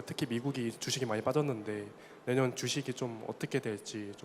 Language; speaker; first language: Korean; native; Korean